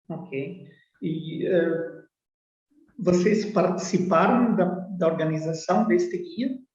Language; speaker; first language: Portuguese; non-native, fluent; Spanish